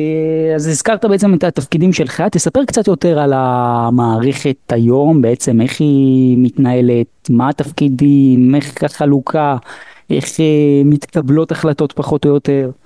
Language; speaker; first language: Hebrew; native; Hebrew